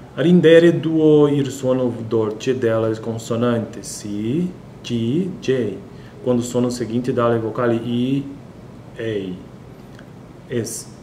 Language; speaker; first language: Italian; non-native, learner; Portuguese